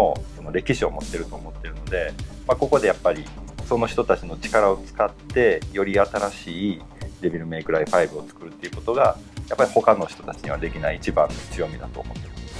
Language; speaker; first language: Japanese; native; Japanese